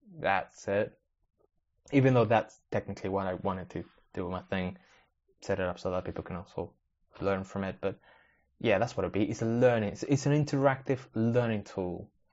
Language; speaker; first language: English; early bilingual, other home language; Spanish